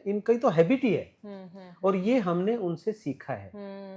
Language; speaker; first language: Hindi; native; Hindi